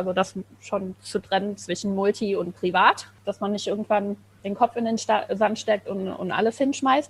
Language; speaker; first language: German; native; German